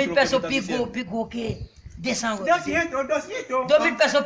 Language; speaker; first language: Spanish; non-native, learner; Haitian Creole